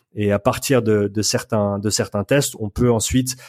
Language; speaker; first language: French; native; French